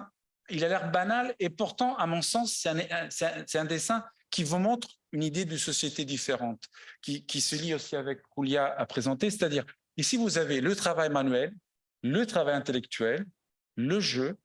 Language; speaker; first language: French; non-native, fluent; Italian